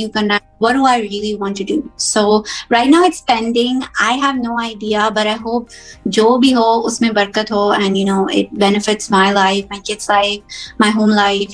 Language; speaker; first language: English; native; English